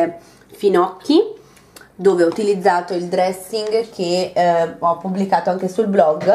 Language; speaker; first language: Italian; native; Italian